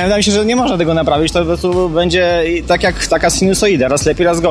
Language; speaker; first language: Polish; native; Polish